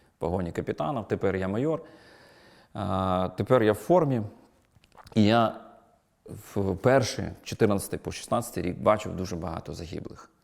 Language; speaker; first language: Ukrainian; non-native, local second language; Russian